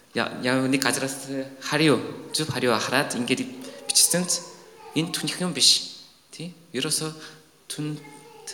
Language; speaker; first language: Mongolian; non-native, learner; Korean